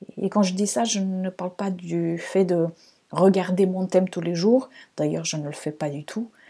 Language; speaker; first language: French; non-native, fluent; Portuguese